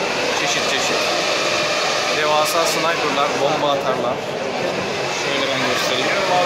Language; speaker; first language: Turkish; native; Turkish